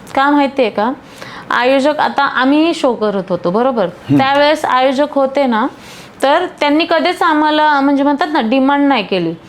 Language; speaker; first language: Marathi; early bilingual, other home language; Hindi